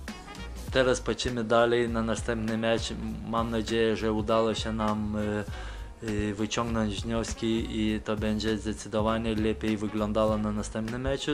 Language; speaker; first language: Polish; non-native, fluent; Lithuanian